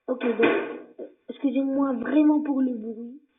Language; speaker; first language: French; native; French